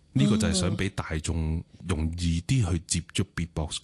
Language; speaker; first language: Cantonese; native; Cantonese